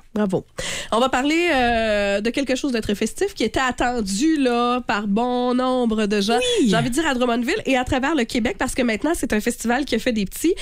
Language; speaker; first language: French; native; French